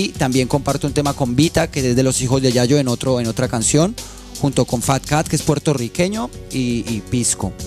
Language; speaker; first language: Spanish; native; Spanish